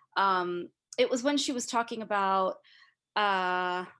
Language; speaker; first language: English; early bilingual, other home language; Hindi